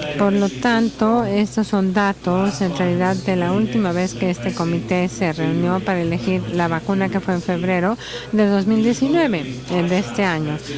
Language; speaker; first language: Spanish; non-native, learner; English